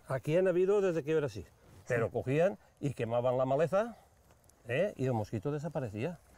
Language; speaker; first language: Spanish; non-native, local second language; Catalan